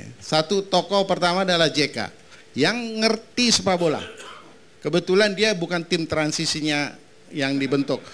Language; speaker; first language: Indonesian; native; Indonesian